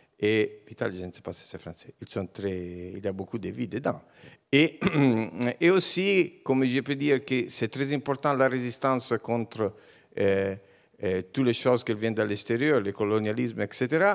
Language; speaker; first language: French; non-native, learner; Italian